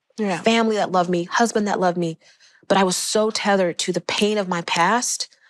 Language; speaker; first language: English; native; English